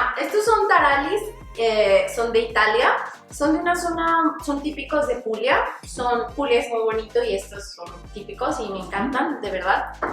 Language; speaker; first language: Spanish; native; Spanish